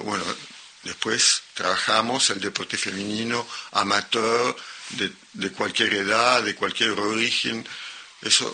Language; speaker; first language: Spanish; non-native, local second language; French